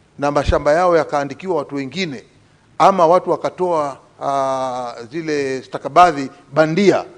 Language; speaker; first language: Swahili; native; Swahili